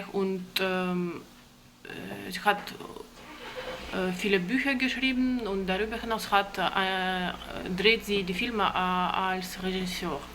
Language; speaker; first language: German; non-native, learner; Russian